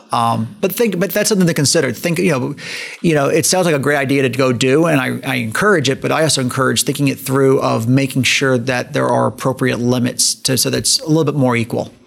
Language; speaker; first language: English; native; English